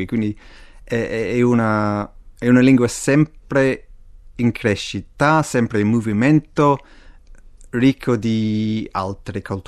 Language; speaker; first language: Italian; non-native, fluent; English